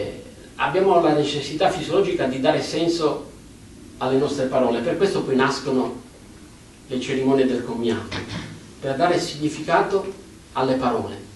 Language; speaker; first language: Italian; native; Italian